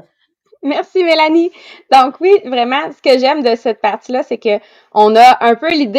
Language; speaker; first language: French; native; French